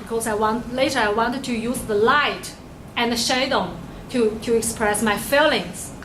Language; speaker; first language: English; non-native, learner; Chinese